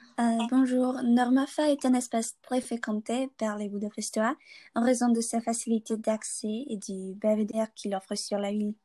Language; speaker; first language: French; non-native, learner; Hungarian